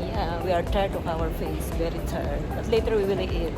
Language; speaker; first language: English; non-native, local second language; Filipino